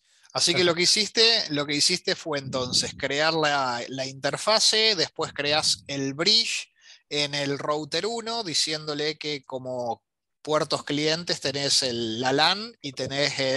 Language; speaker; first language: Spanish; native; Spanish